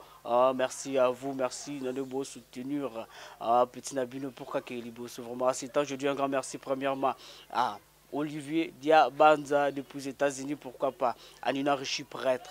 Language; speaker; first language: French; non-native, local second language; Lingala